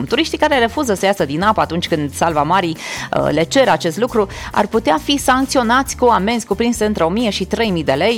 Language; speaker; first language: Romanian; native; Romanian